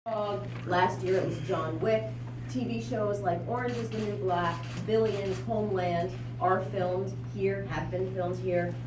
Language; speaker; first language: English; native; English